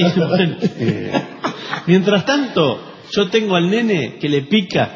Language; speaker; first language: Spanish; native; Spanish